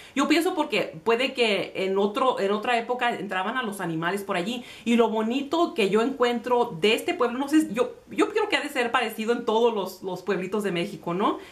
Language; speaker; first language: Spanish; early bilingual, heritage; Spanish